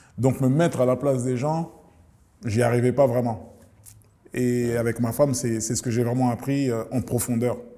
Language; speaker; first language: French; early bilingual, other home language; Lingala